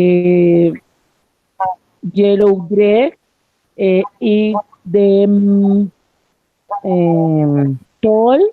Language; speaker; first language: English; non-native, learner; Spanish